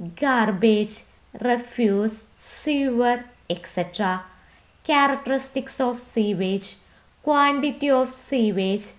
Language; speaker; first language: English; non-native, local second language; Malayalam